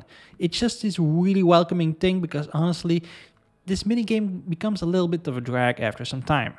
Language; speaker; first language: English; non-native, fluent; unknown